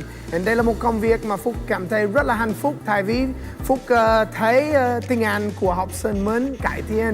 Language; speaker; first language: Vietnamese; non-native, learner; English